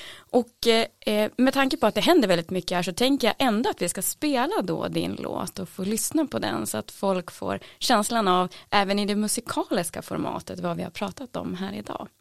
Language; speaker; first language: Swedish; native; Swedish